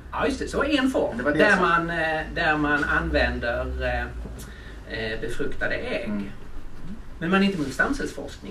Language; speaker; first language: Swedish; native; Swedish